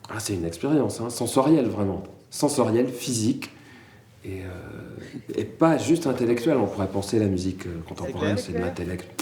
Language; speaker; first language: French; native; French